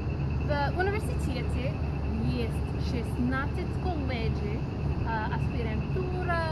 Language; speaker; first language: Russian; non-native, fluent; English